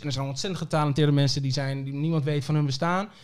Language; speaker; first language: Dutch; early bilingual, other home language; Papiamento